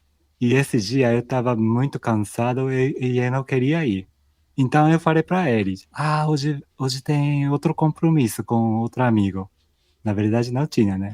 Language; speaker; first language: Portuguese; non-native, fluent; Japanese